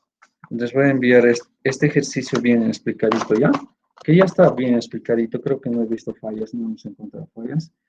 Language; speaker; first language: Spanish; native; Spanish